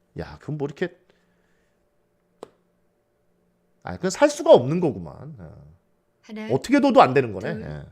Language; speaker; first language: Korean; native; Korean